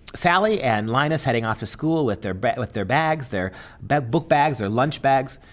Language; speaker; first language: English; native; English